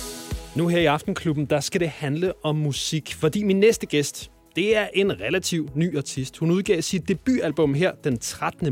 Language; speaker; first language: Danish; native; Danish